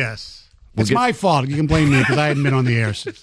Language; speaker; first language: English; native; English